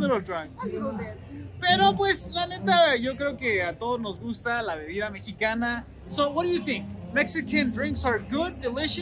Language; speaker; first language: Spanish; native; Spanish